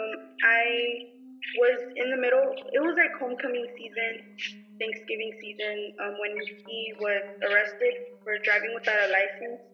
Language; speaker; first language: English; early bilingual, other home language; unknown